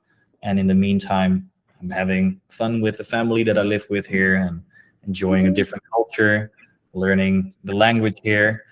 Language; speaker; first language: English; non-native, fluent; Dutch